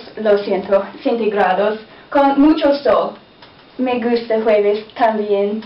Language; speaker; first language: Spanish; non-native, learner; English